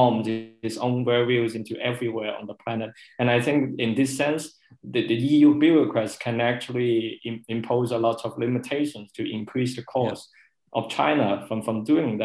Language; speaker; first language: English; non-native, local second language; Cantonese